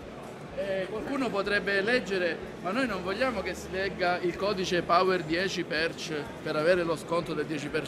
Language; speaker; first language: Italian; native; Italian